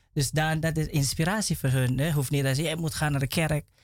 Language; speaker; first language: Dutch; non-native, learner; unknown